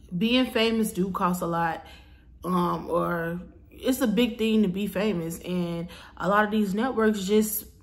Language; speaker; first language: English; native; English